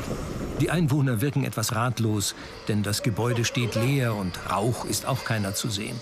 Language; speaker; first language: German; native; German